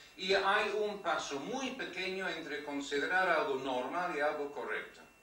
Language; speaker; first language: Spanish; non-native, fluent; English